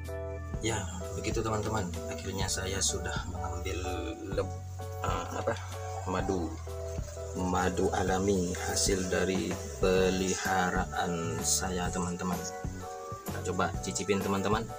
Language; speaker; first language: Indonesian; native; Indonesian